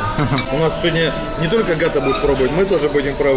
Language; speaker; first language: Russian; native; Russian